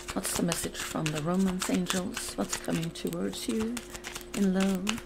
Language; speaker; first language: English; non-native, fluent; Norwegian